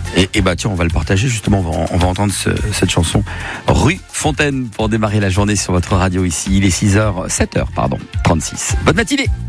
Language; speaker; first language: French; native; French